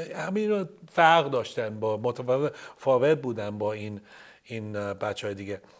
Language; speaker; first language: Persian; early bilingual, heritage; Persian